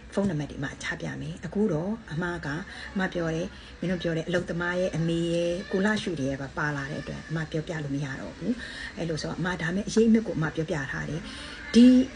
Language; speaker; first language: Burmese; native; Burmese